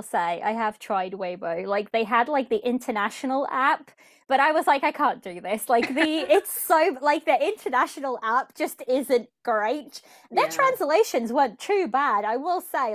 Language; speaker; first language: English; early bilingual, other home language; Portuguese